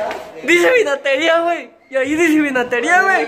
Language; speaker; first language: Spanish; native; Spanish